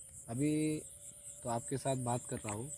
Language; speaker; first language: Hindi; non-native, local second language; Bangla